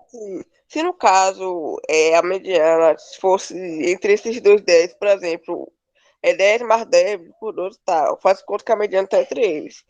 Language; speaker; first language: Portuguese; native; Portuguese